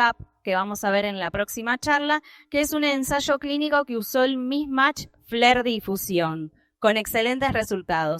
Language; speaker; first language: Spanish; native; Spanish